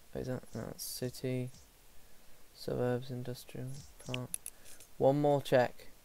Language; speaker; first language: English; native; English